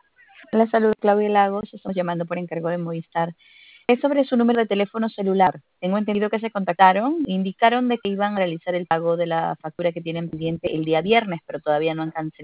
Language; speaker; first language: Spanish; native; Spanish